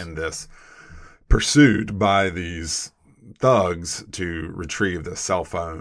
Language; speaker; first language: English; native; English